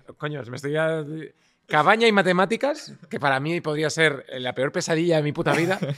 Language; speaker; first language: Spanish; early bilingual, other home language; Russian